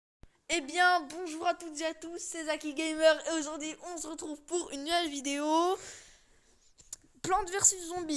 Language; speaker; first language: French; native; French